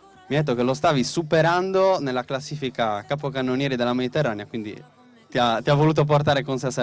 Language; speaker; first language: Italian; native; Italian